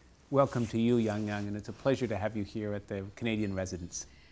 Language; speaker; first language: English; native; English